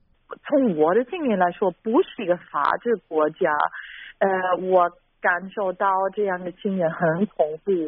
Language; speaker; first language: Chinese; non-native, fluent; German